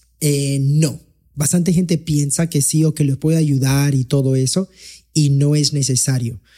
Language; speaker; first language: Spanish; early bilingual, heritage; Spanish